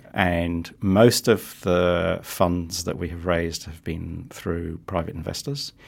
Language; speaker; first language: English; native; English